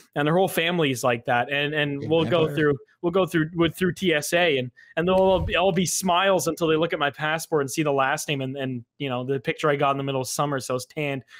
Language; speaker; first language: English; native; English